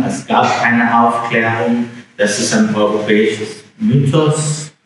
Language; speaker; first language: German; non-native, fluent; English